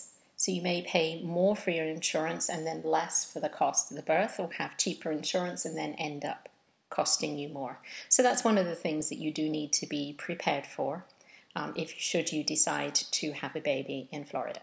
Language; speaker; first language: English; native; English